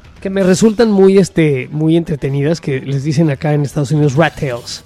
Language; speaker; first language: Spanish; native; Spanish